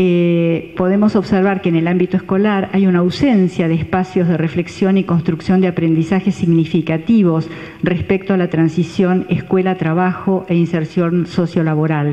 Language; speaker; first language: Spanish; native; Spanish